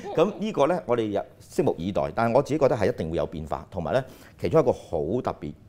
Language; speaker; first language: Cantonese; native; Cantonese